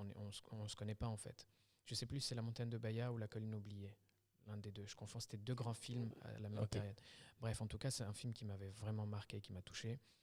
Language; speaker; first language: French; early bilingual, other home language; Kabyle